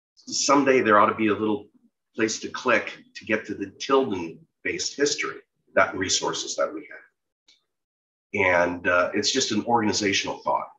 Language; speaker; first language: English; native; English